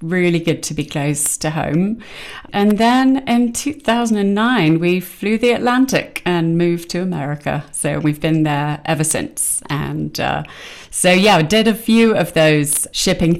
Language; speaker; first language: English; native; English